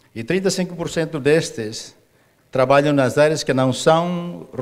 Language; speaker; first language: Portuguese; non-native, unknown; Tetum